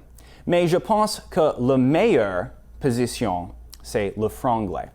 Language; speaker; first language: French; non-native, local second language; English